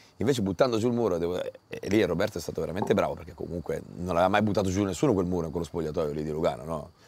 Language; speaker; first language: Italian; native; Italian